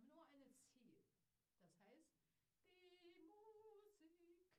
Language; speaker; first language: German; non-native, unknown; Chinese